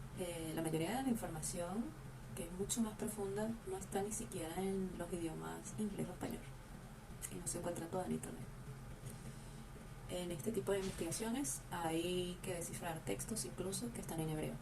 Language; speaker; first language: Spanish; native; Spanish